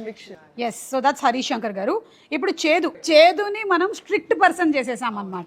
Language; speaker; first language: Telugu; native; Telugu